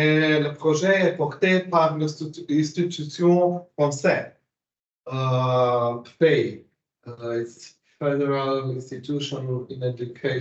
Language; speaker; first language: French; non-native, learner; Slovenian